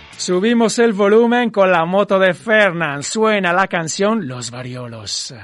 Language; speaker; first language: Spanish; native; Spanish